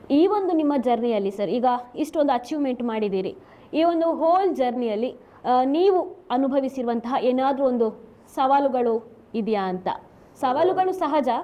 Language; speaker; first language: Kannada; native; Kannada